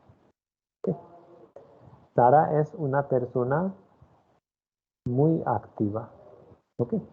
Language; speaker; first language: Spanish; non-native, fluent; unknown